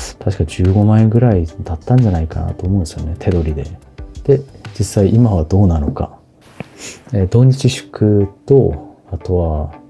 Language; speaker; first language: Japanese; non-native, fluent; Korean